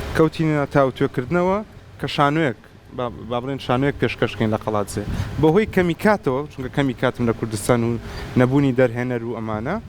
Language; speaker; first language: Central Kurdish; early bilingual, heritage; Central Kurdish